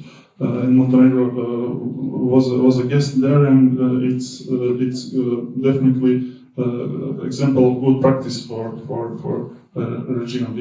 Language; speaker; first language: English; non-native, learner; Serbian